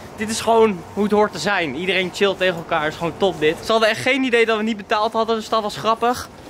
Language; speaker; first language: Dutch; native; Dutch